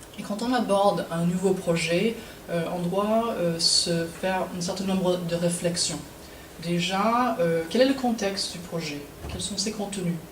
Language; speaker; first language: French; non-native, fluent; English